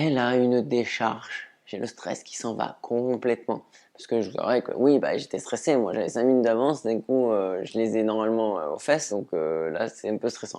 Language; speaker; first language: French; native; French